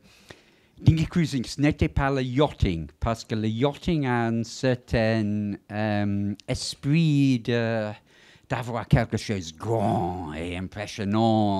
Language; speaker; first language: French; non-native, fluent; English